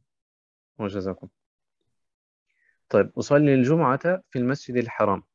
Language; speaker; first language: Arabic; non-native, fluent; German